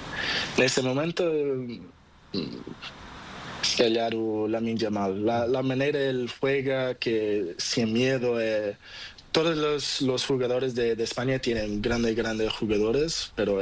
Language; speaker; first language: Spanish; non-native, learner; Portuguese